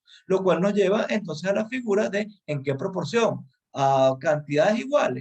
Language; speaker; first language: Spanish; native; Spanish